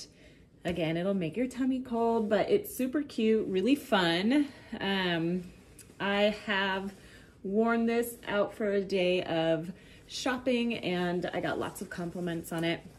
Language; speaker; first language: English; native; English